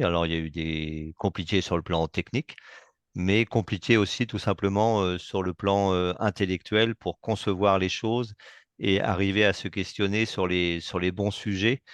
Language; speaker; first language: French; native; French